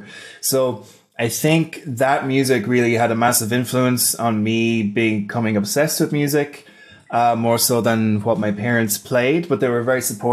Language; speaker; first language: English; native; English